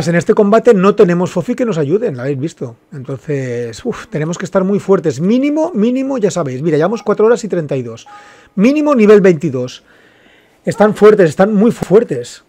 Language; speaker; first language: Spanish; native; Spanish